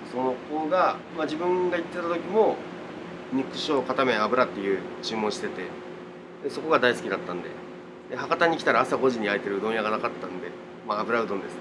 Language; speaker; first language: Japanese; native; Japanese